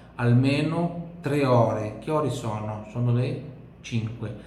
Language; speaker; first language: Italian; non-native, fluent; Portuguese